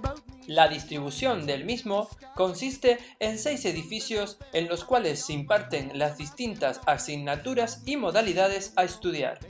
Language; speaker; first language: Spanish; native; Spanish